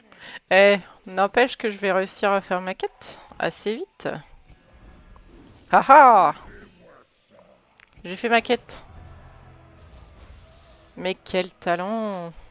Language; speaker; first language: French; native; French